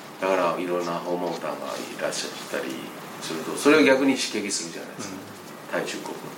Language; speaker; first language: Japanese; non-native, fluent; Chinese